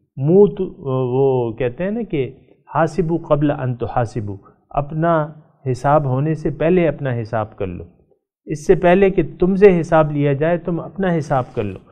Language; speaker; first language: Urdu; non-native, local second language; Pashto